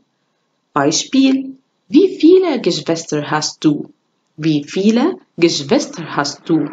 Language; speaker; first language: German; non-native, fluent; Arabic